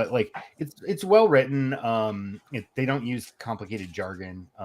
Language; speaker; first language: English; native; English